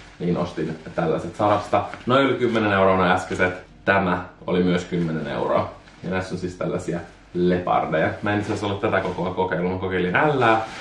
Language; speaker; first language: Finnish; native; Finnish